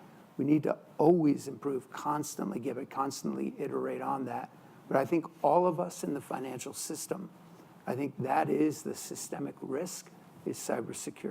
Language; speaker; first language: English; native; English